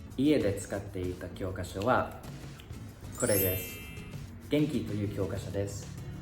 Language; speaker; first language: Japanese; non-native, learner; English